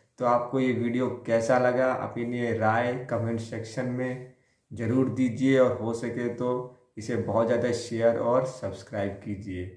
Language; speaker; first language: Hindi; native; Hindi